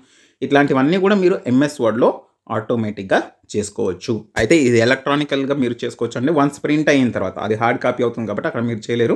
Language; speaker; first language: Telugu; native; Telugu